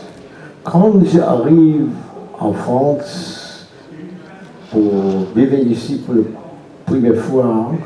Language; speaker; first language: French; non-native, learner; English